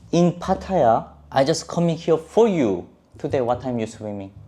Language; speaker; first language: English; non-native, learner; Korean